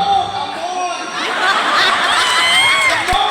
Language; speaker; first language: English; non-native, local second language; Cebuano